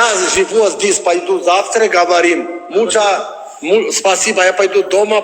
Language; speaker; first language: Russian; non-native, learner; Albanian